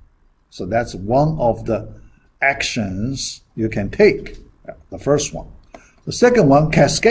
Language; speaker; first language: English; non-native, fluent; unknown